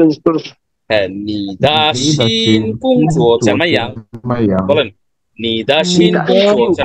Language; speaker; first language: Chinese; non-native, fluent; Bangla